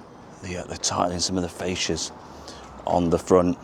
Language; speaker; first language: English; native; English